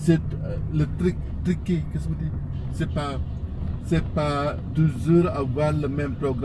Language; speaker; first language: French; non-native, learner; Indonesian